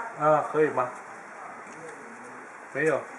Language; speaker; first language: Chinese; non-native, learner; Thai